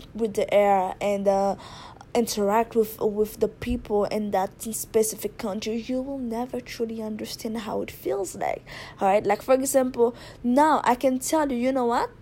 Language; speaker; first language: English; non-native, fluent; Haitian Creole